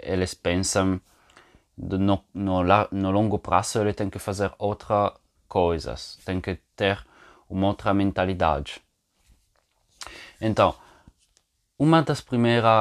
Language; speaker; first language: Portuguese; non-native, fluent; Italian